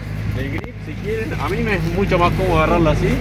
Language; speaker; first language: Spanish; native; Spanish